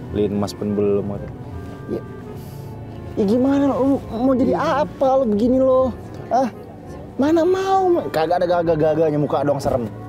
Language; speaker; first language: Indonesian; native; Indonesian